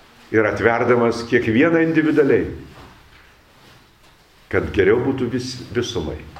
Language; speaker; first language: Lithuanian; native; Lithuanian